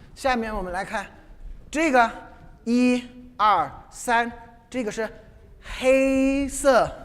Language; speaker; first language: Chinese; non-native, fluent; English